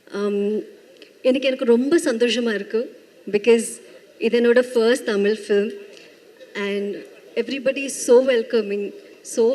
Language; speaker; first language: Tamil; non-native, learner; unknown